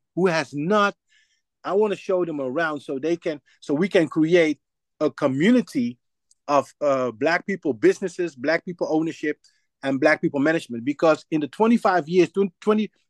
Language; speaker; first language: English; non-native, fluent; Dutch